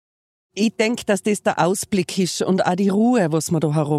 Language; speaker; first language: German; native; German